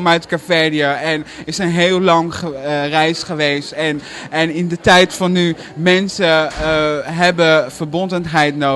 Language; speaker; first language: Dutch; non-native, fluent; Portuguese